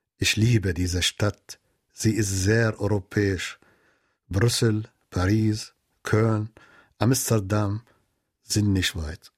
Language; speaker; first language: German; non-native, fluent; Arabic